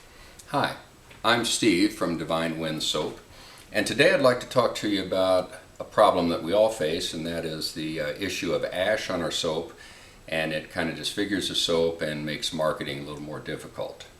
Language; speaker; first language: English; native; English